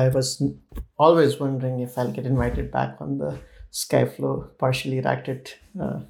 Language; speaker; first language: English; non-native, local second language; Hindi